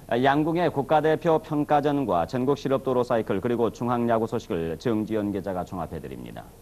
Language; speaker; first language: Korean; native; Korean